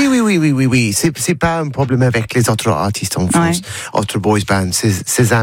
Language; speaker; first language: French; non-native, learner; English